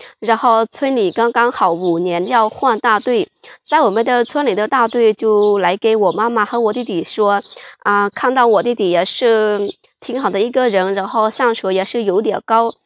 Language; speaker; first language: Chinese; non-native, fluent; Lao